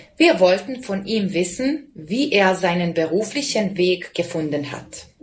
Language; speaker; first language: German; non-native, fluent; Serbian